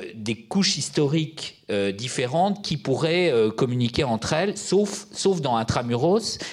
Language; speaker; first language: French; native; French